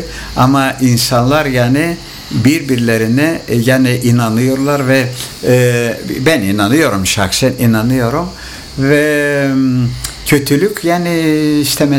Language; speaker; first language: Turkish; non-native, local second language; Greek